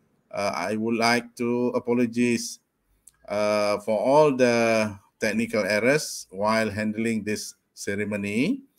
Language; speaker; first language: English; non-native, local second language; Malay